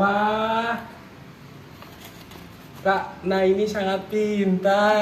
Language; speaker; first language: Indonesian; native; Indonesian